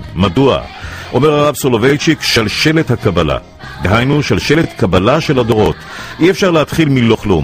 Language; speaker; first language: Hebrew; native; Hebrew